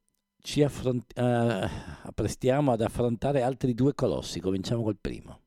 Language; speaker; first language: Italian; native; Italian